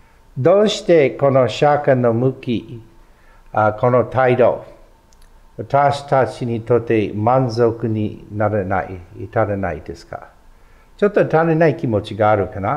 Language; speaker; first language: Japanese; non-native, fluent; English